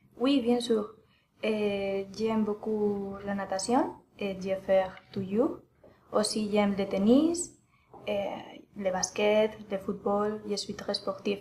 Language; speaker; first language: French; non-native, learner; Spanish